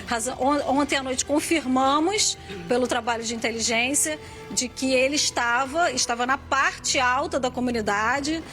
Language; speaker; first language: Portuguese; native; Portuguese